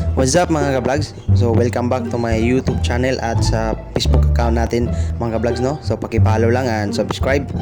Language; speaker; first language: Filipino; non-native, local second language; Cebuano